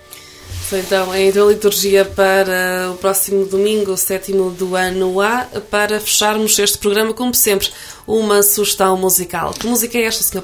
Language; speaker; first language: Portuguese; native; Portuguese